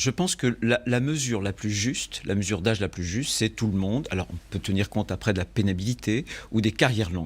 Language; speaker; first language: French; native; French